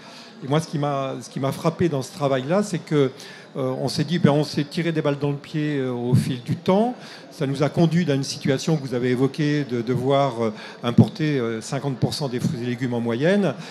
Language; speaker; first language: French; native; French